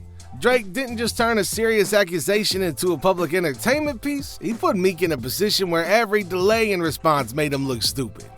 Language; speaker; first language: English; native; English